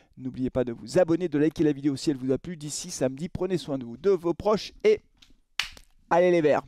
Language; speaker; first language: French; native; French